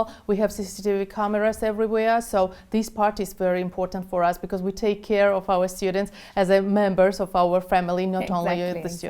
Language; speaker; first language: English; non-native, fluent; Georgian